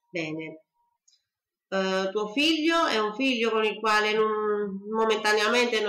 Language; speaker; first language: Italian; native; Italian